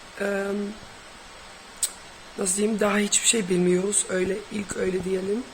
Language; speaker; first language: Turkish; non-native, fluent; Dutch